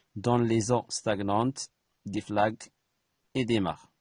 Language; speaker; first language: French; non-native, local second language; Arabic